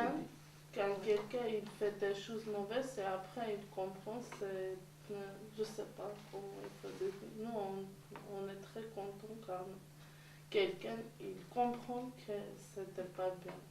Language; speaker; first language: French; non-native, learner; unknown